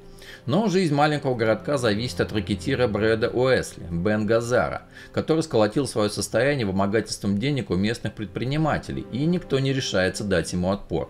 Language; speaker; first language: Russian; native; Russian